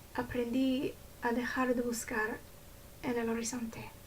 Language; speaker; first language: Spanish; non-native, learner; English